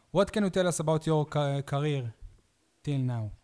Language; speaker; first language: English; non-native, learner; Hebrew